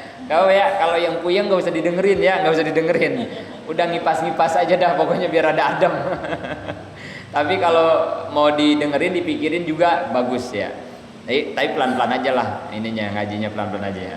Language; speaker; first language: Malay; non-native, local second language; Sundanese